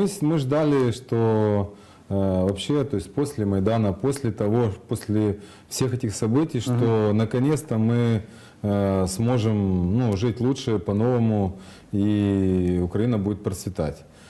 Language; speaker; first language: Russian; native; Russian